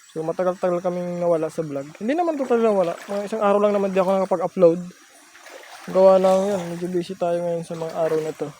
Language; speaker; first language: Filipino; non-native, local second language; Masbatenyo